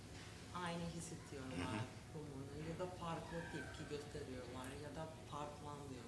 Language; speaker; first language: Turkish; non-native, learner; Macedonian